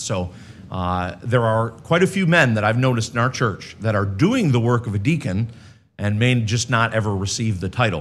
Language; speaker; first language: English; native; English